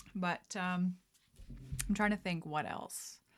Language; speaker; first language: English; early bilingual, other home language; Dutch